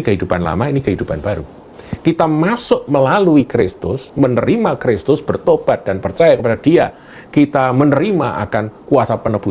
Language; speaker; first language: Indonesian; native; Indonesian